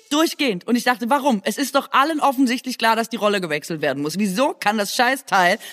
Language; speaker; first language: German; non-native, local second language; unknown